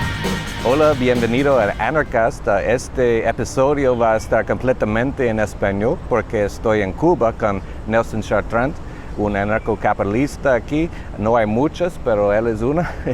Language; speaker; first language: Spanish; non-native, learner; English